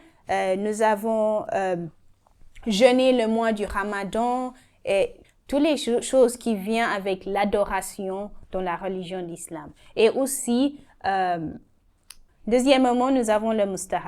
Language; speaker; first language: French; non-native, learner; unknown